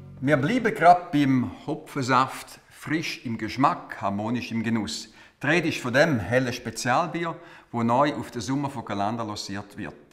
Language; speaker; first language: German; native; German